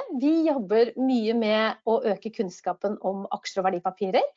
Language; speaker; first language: Norwegian; native; Norwegian